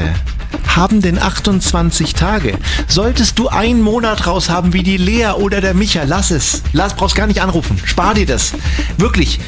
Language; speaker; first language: German; native; German